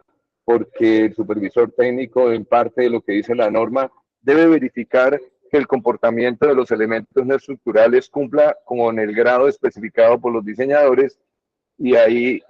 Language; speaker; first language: Spanish; native; Spanish